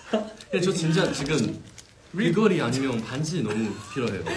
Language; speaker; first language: Korean; non-native, fluent; Chinese